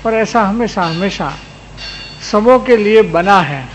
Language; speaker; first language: Hindi; non-native, local second language; Gujarati